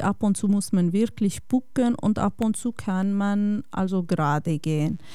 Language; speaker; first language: German; non-native, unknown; Kurdish